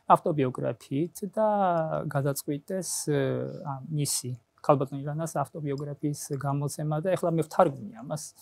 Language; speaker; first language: Georgian; non-native, fluent; Japanese